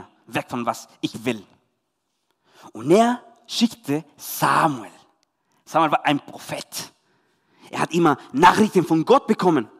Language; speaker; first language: German; non-native, learner; Spanish